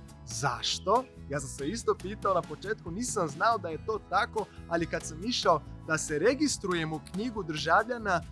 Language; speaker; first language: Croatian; non-native, fluent; Portuguese